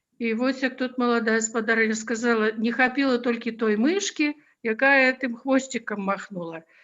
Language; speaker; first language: Belarusian; non-native, local second language; Russian